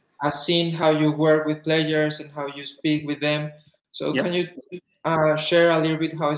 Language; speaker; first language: English; non-native, fluent; Spanish